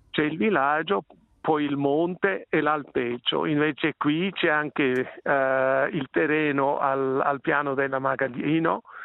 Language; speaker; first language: Italian; non-native, local second language; German